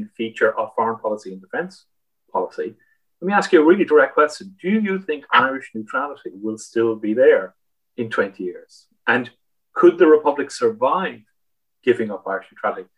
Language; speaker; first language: English; native; English